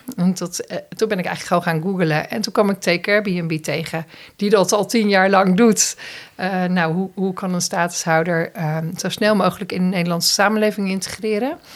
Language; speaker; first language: Dutch; native; Dutch